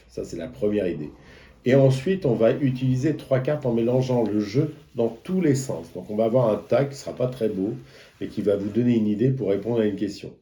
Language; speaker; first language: French; native; French